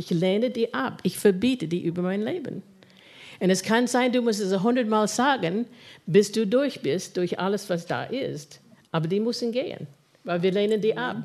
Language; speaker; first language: German; non-native, fluent; English